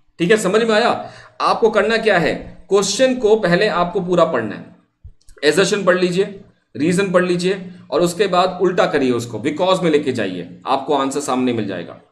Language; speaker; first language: Hindi; non-native, local second language; Bangla